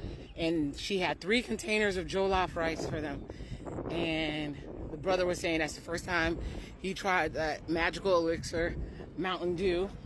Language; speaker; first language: English; native; English